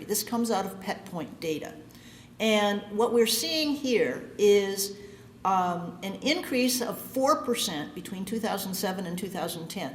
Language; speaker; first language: English; native; English